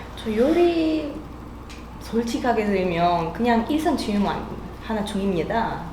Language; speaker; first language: Korean; non-native, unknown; Romanian